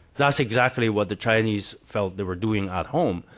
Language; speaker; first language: English; non-native, fluent; Chinese